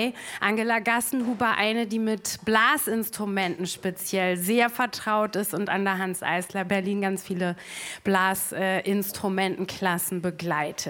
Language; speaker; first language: German; native; German